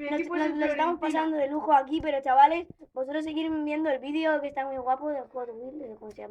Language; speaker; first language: Spanish; native; Spanish